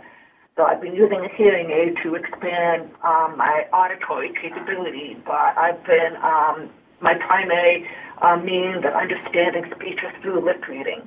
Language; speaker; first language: English; early bilingual, other home language; Hungarian